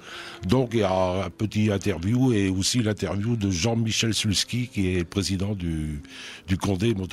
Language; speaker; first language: French; native; French